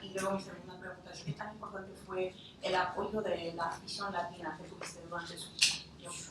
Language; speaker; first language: Spanish; native; Spanish